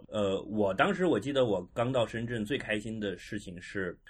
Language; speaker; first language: Chinese; native; Chinese